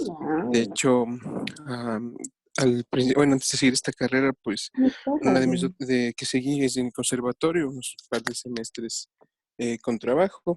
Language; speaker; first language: Spanish; native; Spanish